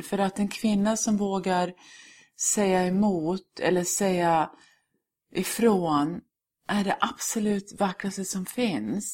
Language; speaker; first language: Swedish; early bilingual, other home language; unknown